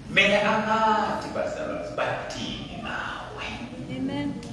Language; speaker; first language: Zulu; non-native, local second language; Swati